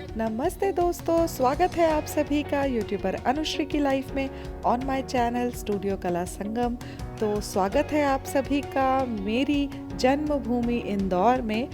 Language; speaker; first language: Hindi; native; Hindi